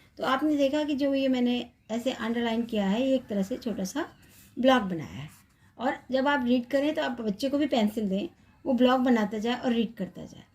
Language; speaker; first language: Hindi; native; Hindi